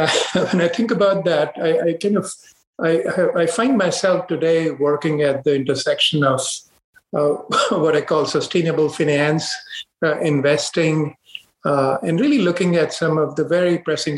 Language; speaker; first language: English; non-native, local second language; Hindi